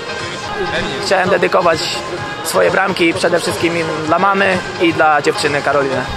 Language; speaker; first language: Polish; native; Polish